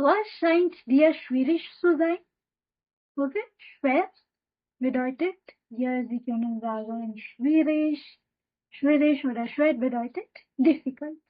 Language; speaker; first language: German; non-native, fluent; Hindi